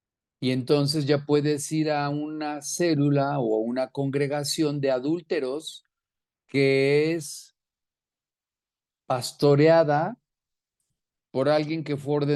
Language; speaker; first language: Spanish; native; Spanish